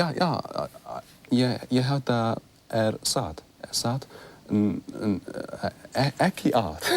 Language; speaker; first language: Icelandic; non-native, learner; English